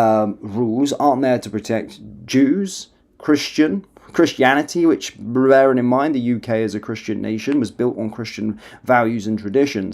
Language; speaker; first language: English; native; English